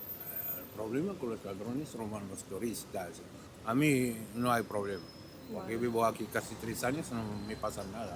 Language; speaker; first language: Spanish; non-native, learner; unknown